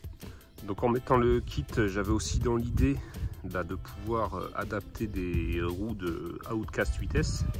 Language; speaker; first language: French; native; French